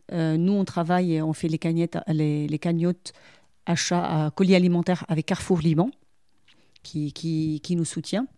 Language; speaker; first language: French; non-native, local second language; Arabic